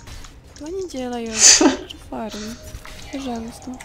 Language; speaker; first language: Russian; non-native, learner; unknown